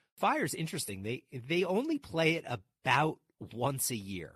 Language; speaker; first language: English; native; English